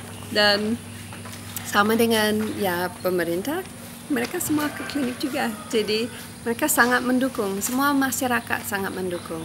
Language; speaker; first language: Indonesian; non-native, fluent; English